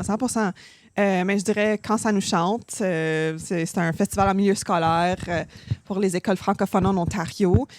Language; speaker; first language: French; native; French